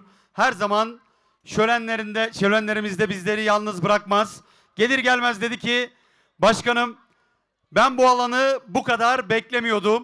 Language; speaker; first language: Turkish; native; Turkish